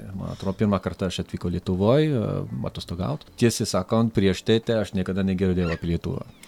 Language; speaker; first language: Lithuanian; non-native, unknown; French